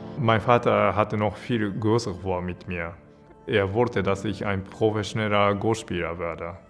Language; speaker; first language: German; non-native, fluent; Japanese